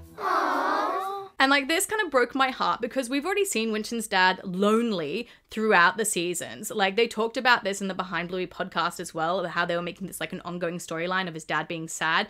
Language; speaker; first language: English; native; English